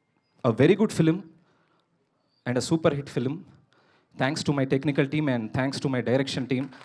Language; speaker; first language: Telugu; native; Telugu